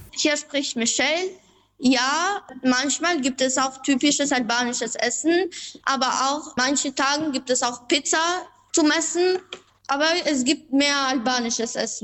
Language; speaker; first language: German; non-native, learner; Albanian